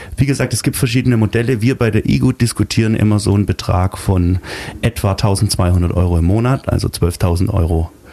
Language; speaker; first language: German; native; German